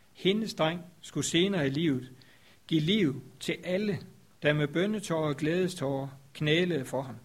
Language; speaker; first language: Danish; native; Danish